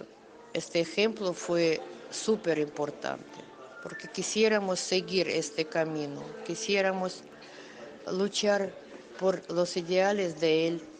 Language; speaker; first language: Spanish; non-native, fluent; Russian